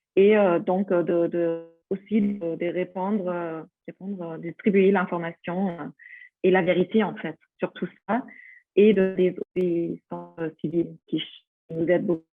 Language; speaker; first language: French; non-native, fluent; German